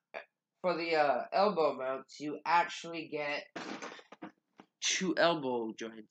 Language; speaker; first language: English; native; English